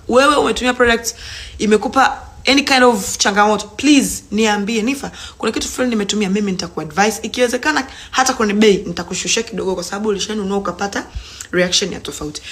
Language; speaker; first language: Swahili; native; Swahili